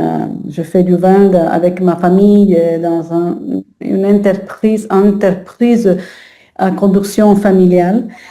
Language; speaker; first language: French; non-native, fluent; Italian